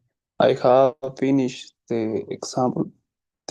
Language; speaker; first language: English; non-native, learner; Spanish